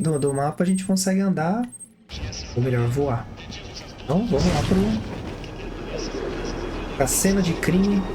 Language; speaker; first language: Portuguese; native; Portuguese